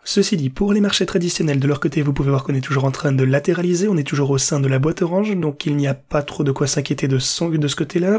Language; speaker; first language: French; native; French